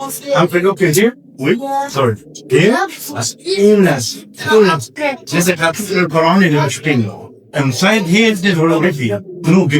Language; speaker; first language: Dutch; non-native, learner; Arabic